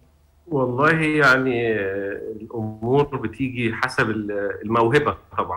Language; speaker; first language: Arabic; native; Arabic